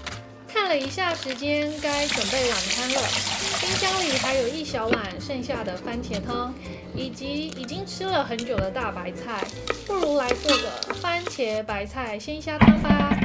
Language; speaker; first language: Chinese; native; Chinese